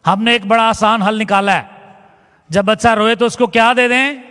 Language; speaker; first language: Urdu; non-native, local second language; Punjabi